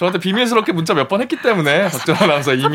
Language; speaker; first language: Korean; native; Korean